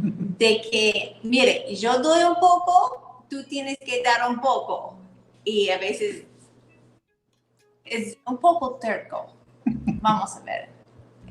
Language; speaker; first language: Spanish; non-native, fluent; English